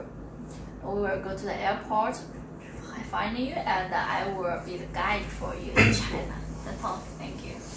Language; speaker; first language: English; non-native, learner; Chinese